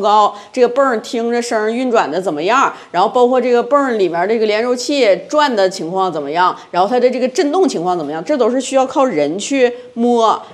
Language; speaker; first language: Chinese; native; Chinese